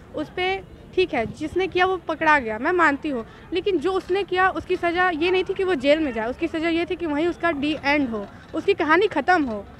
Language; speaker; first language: Hindi; native; Hindi